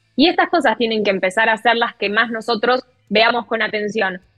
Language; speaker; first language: Spanish; native; Spanish